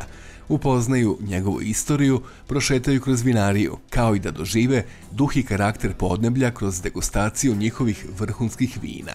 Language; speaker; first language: Serbian; native; Serbian